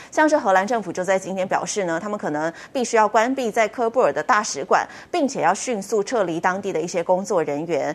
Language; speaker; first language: Chinese; native; Chinese